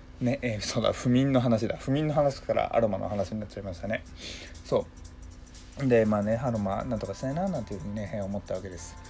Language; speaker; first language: Japanese; native; Japanese